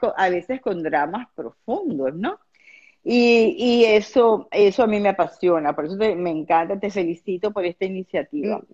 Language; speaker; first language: Spanish; native; Spanish